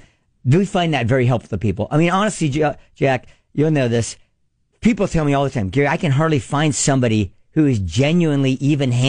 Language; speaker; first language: English; native; English